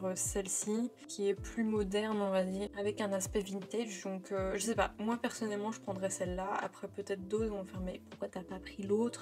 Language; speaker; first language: French; native; French